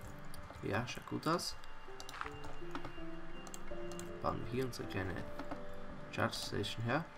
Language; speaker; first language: German; native; German